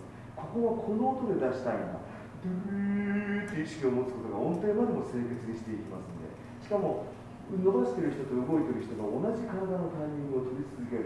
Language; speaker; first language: Japanese; native; Japanese